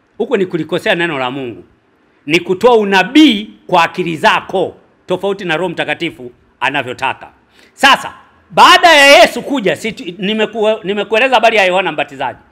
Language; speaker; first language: Swahili; native; Swahili